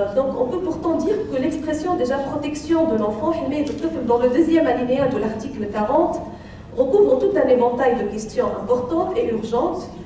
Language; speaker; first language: French; non-native, local second language; Arabic